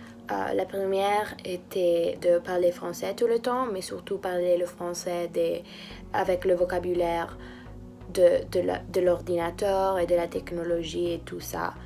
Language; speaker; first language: French; non-native, fluent; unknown